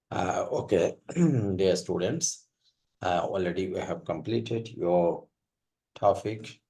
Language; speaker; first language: English; non-native, fluent; Bangla